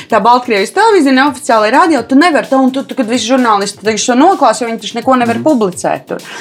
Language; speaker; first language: Latvian; native; Latvian